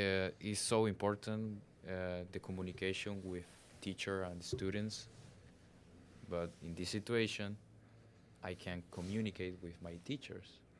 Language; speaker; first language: English; non-native, learner; Spanish